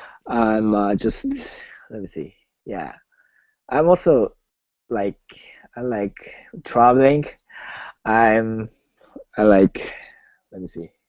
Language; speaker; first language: English; non-native, learner; Japanese